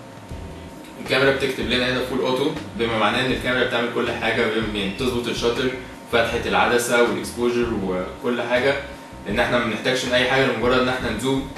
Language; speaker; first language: Arabic; native; Arabic